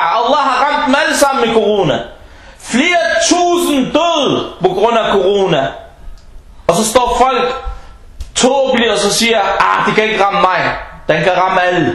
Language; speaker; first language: Danish; non-native, local second language; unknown